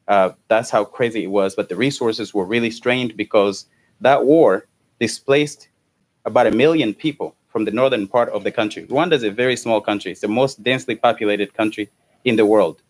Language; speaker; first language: English; non-native, local second language; Kinyarwanda